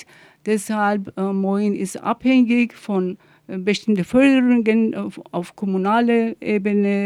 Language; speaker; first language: German; non-native, fluent; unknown